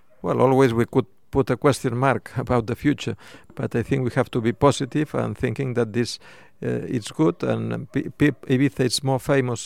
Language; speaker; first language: English; non-native, fluent; Spanish